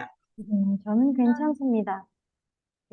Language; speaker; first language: Korean; non-native, fluent; Indonesian